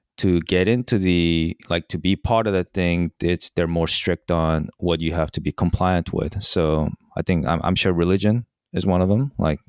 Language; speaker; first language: English; early bilingual, other home language; Korean